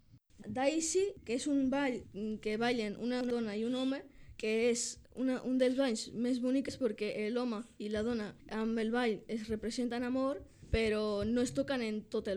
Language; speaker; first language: Catalan; early bilingual, other home language; Georgian